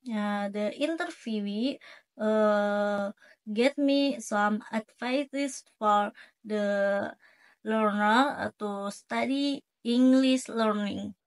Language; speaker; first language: English; non-native, learner; Indonesian